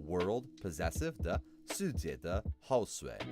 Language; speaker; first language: Chinese; non-native, learner; English